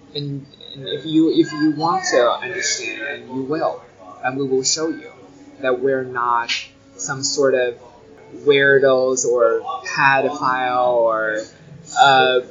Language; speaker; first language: English; non-native, fluent; Chinese